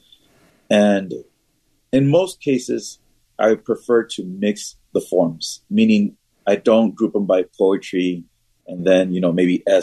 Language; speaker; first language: English; native; English